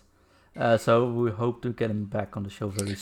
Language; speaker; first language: English; non-native, fluent; Dutch